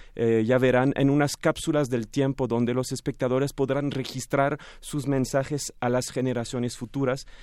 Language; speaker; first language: Spanish; non-native, fluent; French